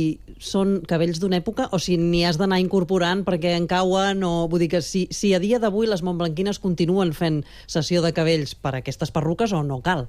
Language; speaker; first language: Catalan; native; Catalan